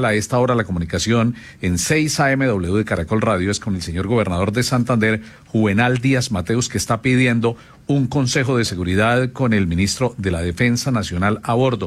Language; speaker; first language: Spanish; native; Spanish